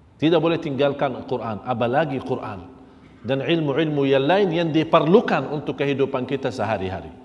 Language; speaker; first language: Malay; non-native, fluent; Arabic